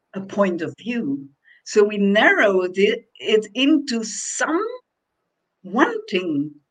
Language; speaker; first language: English; non-native, fluent; Dutch